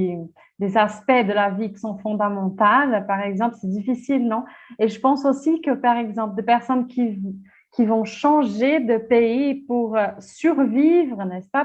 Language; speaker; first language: French; non-native, fluent; Portuguese